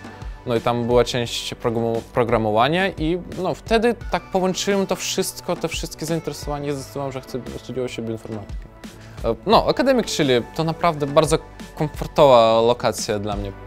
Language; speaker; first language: Polish; non-native, learner; Ukrainian